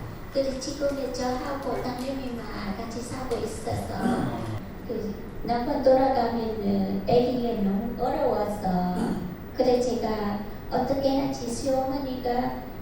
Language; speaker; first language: Korean; non-native, learner; Vietnamese